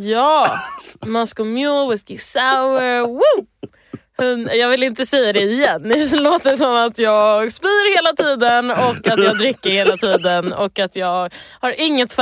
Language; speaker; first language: Swedish; early bilingual, heritage; English